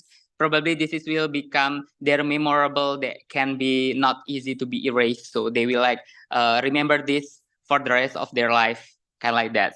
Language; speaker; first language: English; non-native, learner; Indonesian